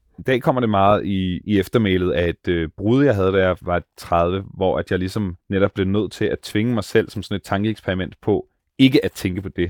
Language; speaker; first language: Danish; native; Danish